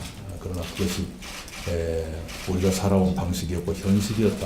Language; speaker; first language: Korean; native; Korean